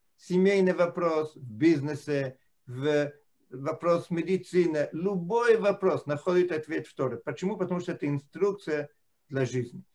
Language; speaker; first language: Russian; non-native, fluent; Italian